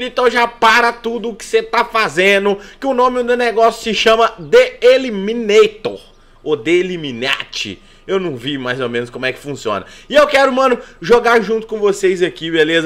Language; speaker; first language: Portuguese; native; Portuguese